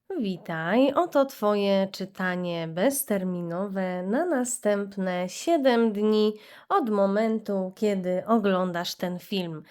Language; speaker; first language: Polish; native; Polish